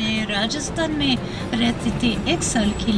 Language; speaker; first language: Hindi; non-native, learner; English